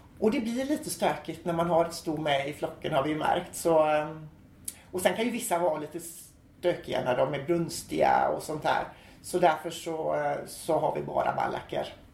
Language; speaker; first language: Swedish; native; Swedish